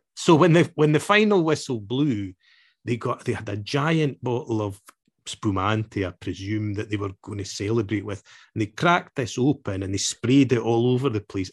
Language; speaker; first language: English; native; English